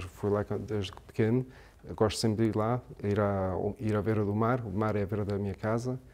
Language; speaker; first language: Portuguese; early bilingual, heritage; English